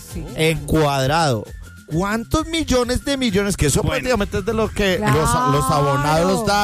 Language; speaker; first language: Spanish; native; Spanish